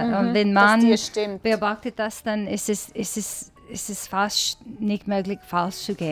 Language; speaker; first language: German; non-native, learner; English